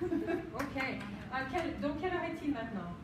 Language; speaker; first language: French; non-native, fluent; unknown